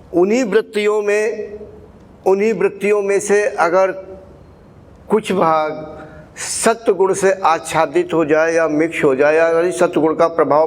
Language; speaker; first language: Hindi; native; Hindi